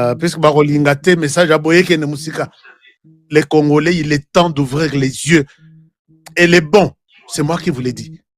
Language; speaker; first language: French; non-native, local second language; Lingala